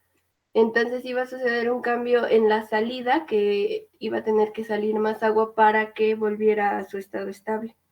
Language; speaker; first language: Spanish; native; Spanish